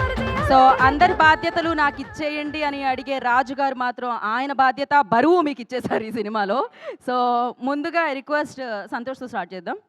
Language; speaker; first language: Telugu; native; Telugu